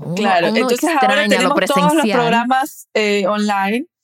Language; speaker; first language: Spanish; early bilingual, heritage; Spanish